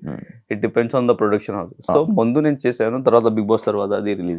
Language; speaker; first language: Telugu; non-native, learner; Hindi